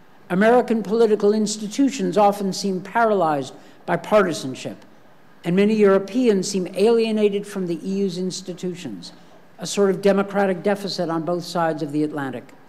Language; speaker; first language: English; native; English